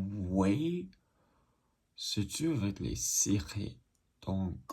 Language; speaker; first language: French; non-native, learner; English